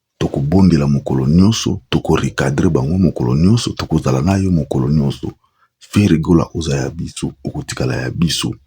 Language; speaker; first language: Lingala; native; Lingala